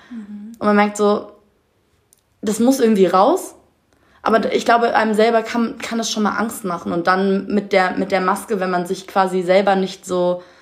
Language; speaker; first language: German; native; German